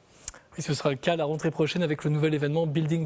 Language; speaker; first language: French; native; French